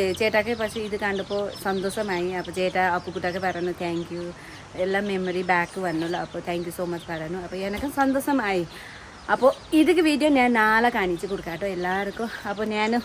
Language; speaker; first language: Malayalam; non-native, learner; Nepali